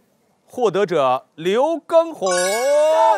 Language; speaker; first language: Chinese; native; Chinese